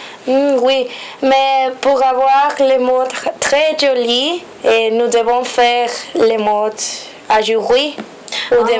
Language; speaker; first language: French; non-native, learner; Spanish